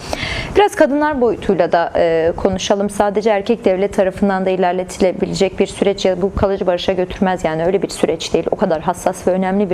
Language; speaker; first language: Turkish; native; Turkish